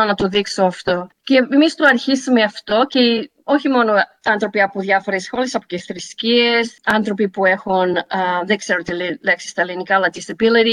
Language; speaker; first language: Greek; early bilingual, heritage; Greek